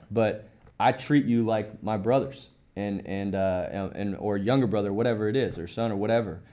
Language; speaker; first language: English; native; English